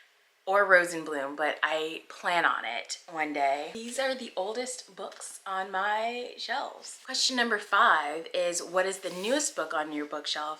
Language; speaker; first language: English; native; English